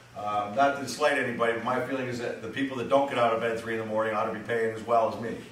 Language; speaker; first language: English; native; English